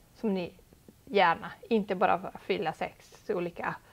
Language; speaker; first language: Swedish; non-native, fluent; Italian